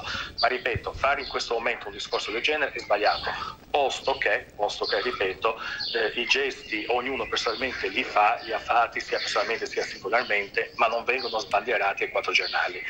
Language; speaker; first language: Italian; native; Italian